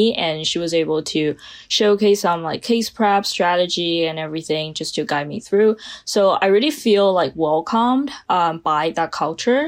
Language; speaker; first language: English; non-native, fluent; Chinese